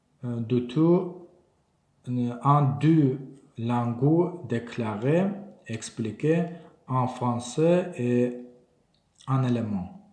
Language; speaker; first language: French; non-native, learner; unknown